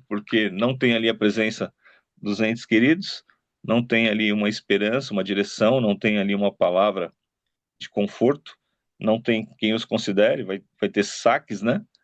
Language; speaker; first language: Portuguese; native; Portuguese